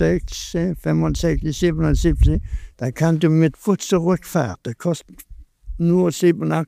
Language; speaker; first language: German; non-native, learner; Danish